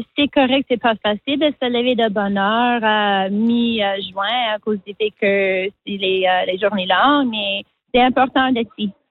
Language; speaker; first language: French; non-native, local second language; English